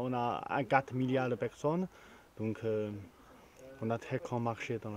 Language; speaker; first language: French; non-native, learner; Chinese